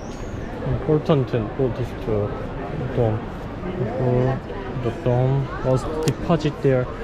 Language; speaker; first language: English; non-native, learner; Korean